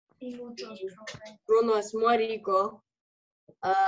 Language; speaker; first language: Spanish; non-native, learner; English